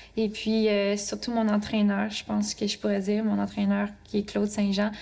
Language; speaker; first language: French; native; French